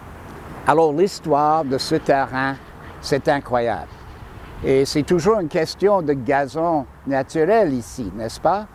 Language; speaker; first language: French; non-native, fluent; English